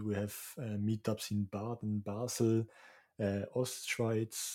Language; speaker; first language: English; non-native, fluent; Swiss German